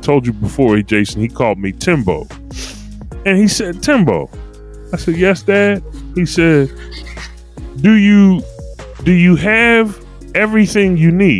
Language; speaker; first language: English; native; English